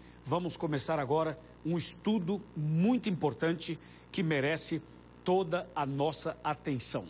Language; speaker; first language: Portuguese; native; Portuguese